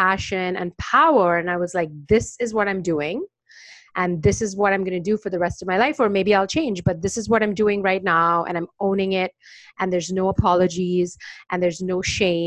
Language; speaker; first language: English; non-native, local second language; Hindi